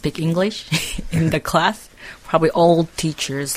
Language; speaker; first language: English; non-native, learner; Korean